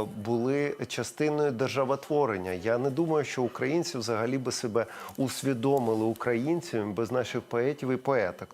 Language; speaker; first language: Ukrainian; non-native, local second language; Russian